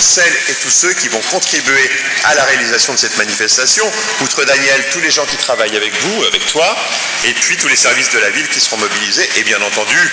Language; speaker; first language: French; native; French